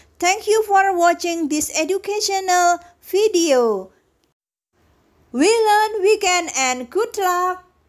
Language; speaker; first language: English; non-native, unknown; Indonesian